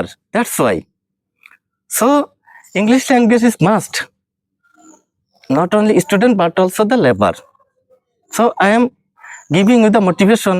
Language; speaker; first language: English; non-native, learner; Bangla